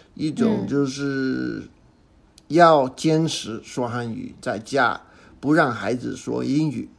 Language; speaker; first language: Chinese; non-native, fluent; English